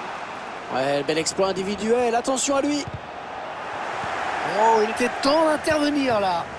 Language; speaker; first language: French; native; French